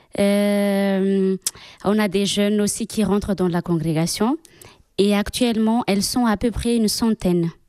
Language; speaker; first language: French; non-native, local second language; Malagasy